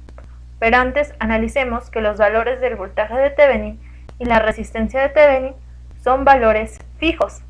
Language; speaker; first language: Spanish; native; Spanish